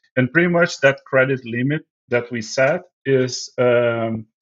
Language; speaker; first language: English; non-native, fluent; Portuguese